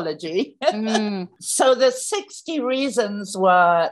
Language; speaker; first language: English; native; English